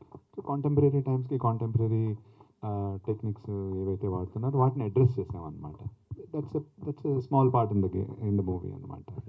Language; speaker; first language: Telugu; native; Telugu